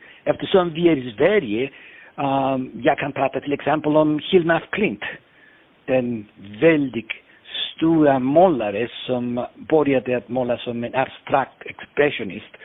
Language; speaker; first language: Swedish; non-native, fluent; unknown